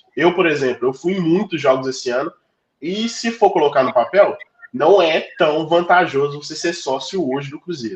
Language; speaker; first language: Portuguese; native; Portuguese